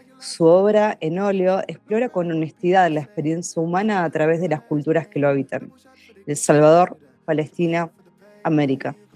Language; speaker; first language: Spanish; native; Spanish